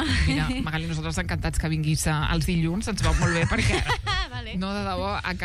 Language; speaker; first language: Catalan; native; Catalan